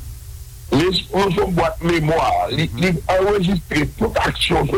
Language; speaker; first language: French; non-native, local second language; Haitian Creole